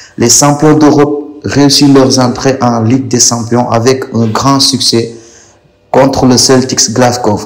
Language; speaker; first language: French; non-native, local second language; Wolof